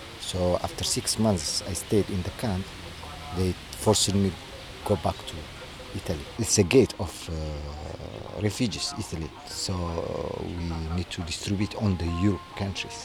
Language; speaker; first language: English; non-native, learner; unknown